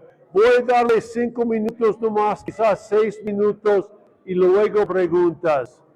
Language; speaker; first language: Spanish; non-native, fluent; English